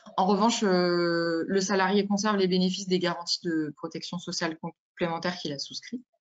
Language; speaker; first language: French; native; French